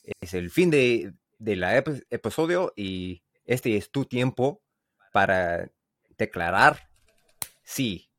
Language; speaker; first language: Spanish; non-native, learner; English